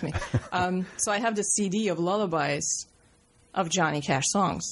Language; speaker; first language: English; non-native, fluent; Russian